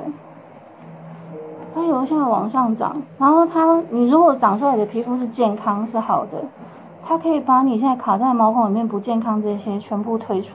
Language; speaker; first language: Chinese; native; Chinese